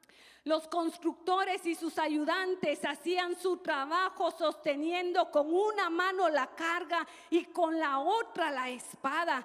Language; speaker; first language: Spanish; native; Spanish